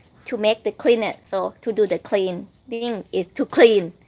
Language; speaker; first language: English; non-native, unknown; Thai